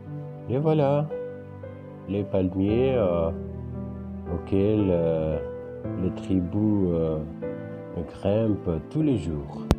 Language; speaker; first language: French; non-native, fluent; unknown